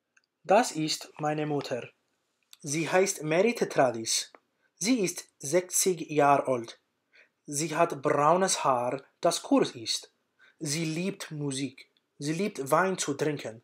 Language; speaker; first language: German; non-native, learner; English